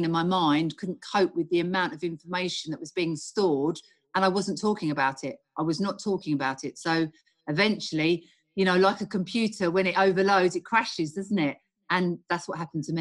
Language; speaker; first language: English; native; English